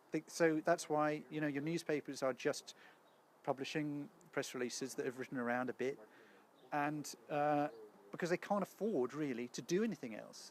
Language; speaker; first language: English; native; English